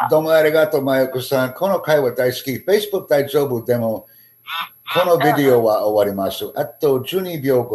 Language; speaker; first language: Japanese; non-native, learner; English